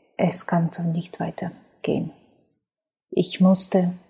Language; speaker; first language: German; non-native, fluent; Ukrainian